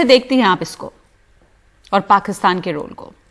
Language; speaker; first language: Hindi; native; Hindi